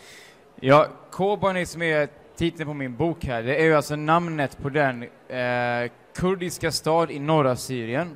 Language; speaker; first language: Swedish; native; Swedish